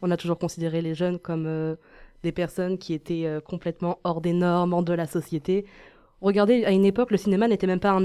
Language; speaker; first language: French; native; French